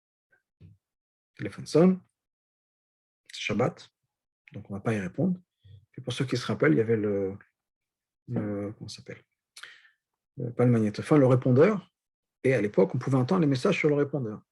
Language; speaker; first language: French; native; French